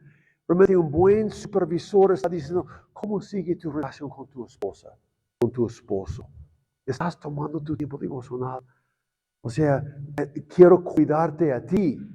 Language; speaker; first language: Spanish; non-native, fluent; English